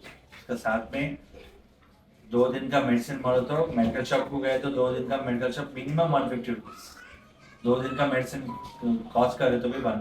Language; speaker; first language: Hindi; non-native, local second language; Telugu